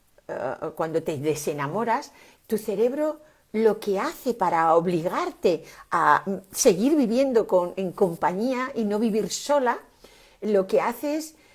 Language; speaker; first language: Spanish; native; Spanish